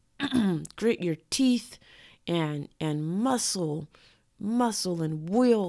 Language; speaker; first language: English; native; English